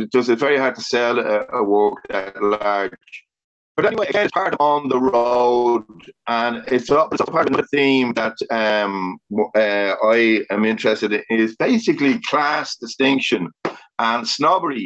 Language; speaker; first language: English; native; English